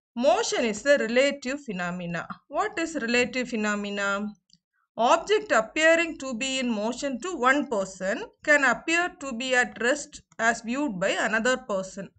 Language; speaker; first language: English; non-native, local second language; Tamil